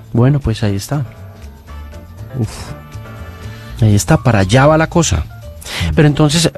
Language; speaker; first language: Spanish; native; Spanish